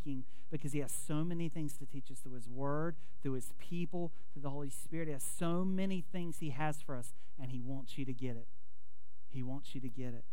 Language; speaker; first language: English; native; English